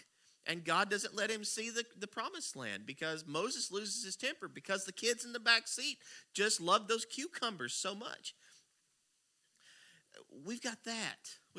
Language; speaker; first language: English; native; English